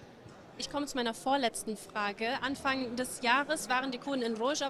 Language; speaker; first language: German; non-native, fluent; Kurdish